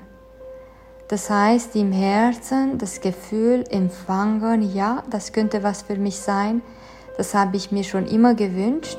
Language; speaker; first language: German; non-native, fluent; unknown